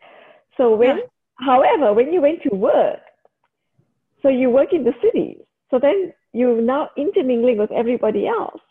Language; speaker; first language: English; native; English